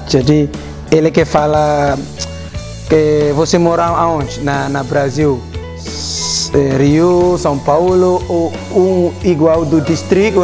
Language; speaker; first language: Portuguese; non-native, learner; Indonesian